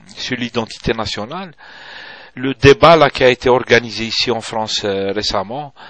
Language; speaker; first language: French; non-native, local second language; Arabic